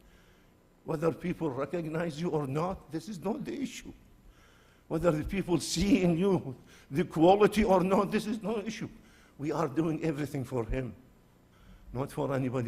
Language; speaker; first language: English; non-native, fluent; Arabic